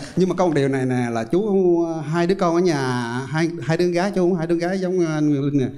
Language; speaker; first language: Vietnamese; native; Vietnamese